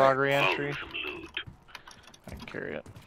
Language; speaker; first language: English; native; English